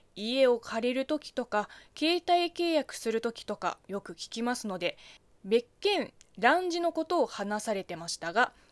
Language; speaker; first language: Japanese; non-native, fluent; Chinese